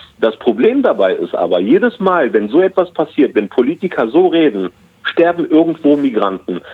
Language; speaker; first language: German; early bilingual, other home language; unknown